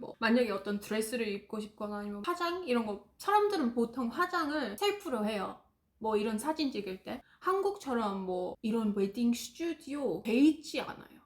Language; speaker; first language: Korean; non-native, fluent; English